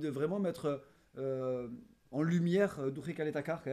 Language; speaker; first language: French; native; French